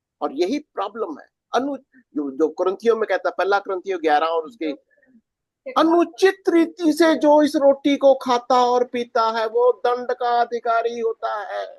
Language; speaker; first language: Hindi; native; Hindi